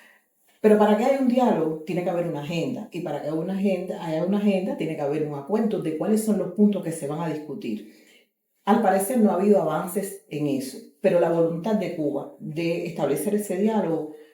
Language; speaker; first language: Spanish; native; Spanish